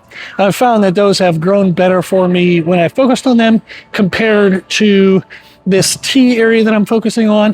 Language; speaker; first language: English; native; English